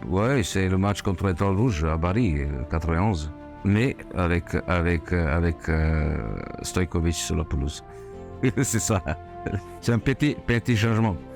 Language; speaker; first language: French; non-native, fluent; Serbian